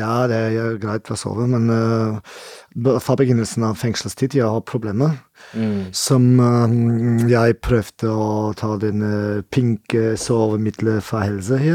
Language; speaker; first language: Norwegian; non-native, learner; German